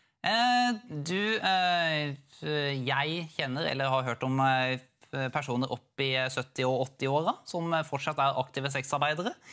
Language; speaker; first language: Norwegian; native; Norwegian